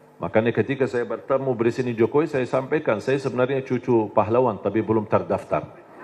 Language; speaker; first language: Indonesian; non-native, fluent; Arabic